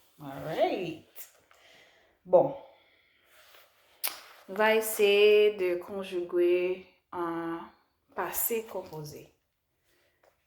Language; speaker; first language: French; non-native, learner; English